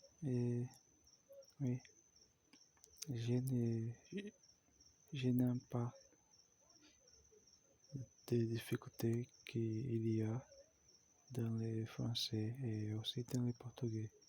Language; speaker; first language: French; non-native, learner; Portuguese